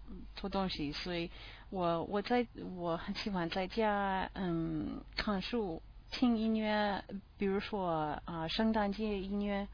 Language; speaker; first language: Chinese; non-native, learner; English